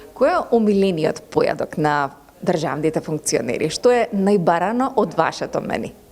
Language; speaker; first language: Macedonian; native; Macedonian